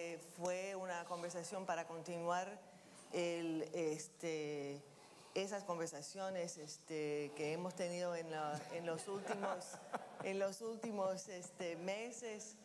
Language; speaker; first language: Spanish; non-native, fluent; English